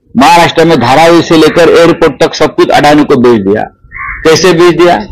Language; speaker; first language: Hindi; non-native, local second language; Marathi